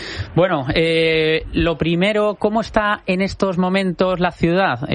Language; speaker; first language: Spanish; native; Spanish